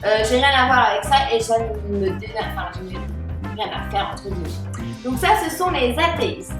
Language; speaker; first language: French; native; French